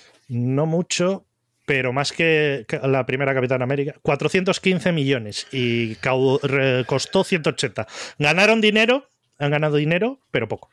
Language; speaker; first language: Spanish; native; Spanish